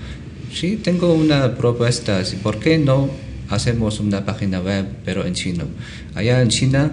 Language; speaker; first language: Spanish; non-native, learner; Chinese